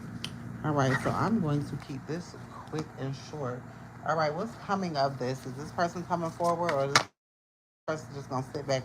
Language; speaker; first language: English; native; English